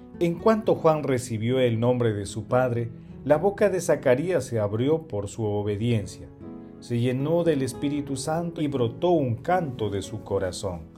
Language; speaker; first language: Spanish; native; Spanish